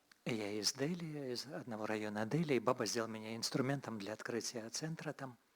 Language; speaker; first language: Russian; non-native, learner; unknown